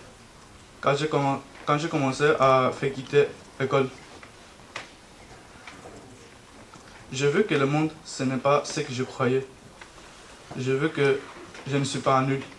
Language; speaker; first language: French; non-native, learner; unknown